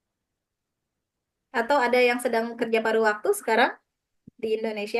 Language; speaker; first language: Indonesian; non-native, fluent; Japanese